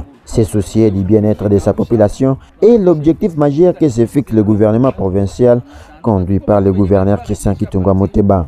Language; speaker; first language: French; non-native, local second language; Swahili